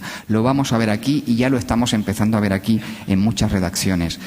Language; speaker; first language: Spanish; native; Spanish